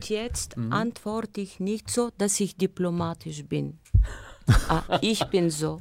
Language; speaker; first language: German; non-native, fluent; Bulgarian